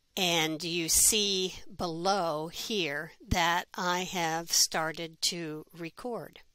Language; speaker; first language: English; native; English